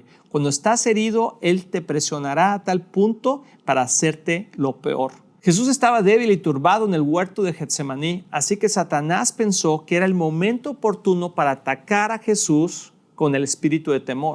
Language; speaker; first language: Spanish; native; Spanish